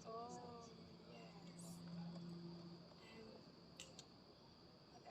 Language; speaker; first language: English; non-native, learner; Indonesian